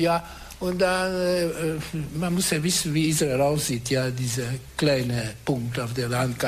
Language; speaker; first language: German; non-native, fluent; Hungarian